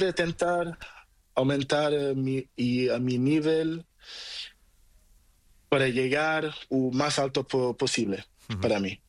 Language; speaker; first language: Spanish; non-native, learner; Portuguese